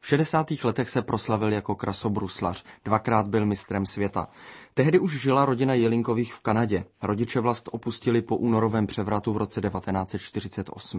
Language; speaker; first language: Czech; native; Czech